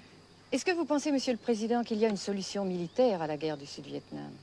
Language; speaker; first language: French; native; French